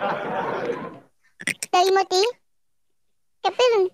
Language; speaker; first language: Vietnamese; non-native, learner; Indonesian